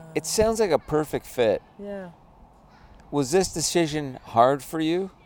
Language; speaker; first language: English; native; English